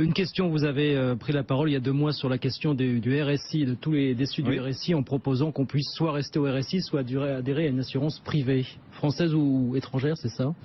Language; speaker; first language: French; native; French